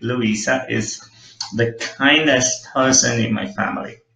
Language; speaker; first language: English; non-native, fluent; Portuguese